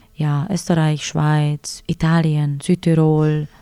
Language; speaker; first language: German; non-native, fluent; Czech